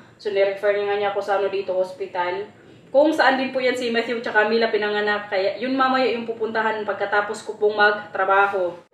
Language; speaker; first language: Filipino; non-native, local second language; Waray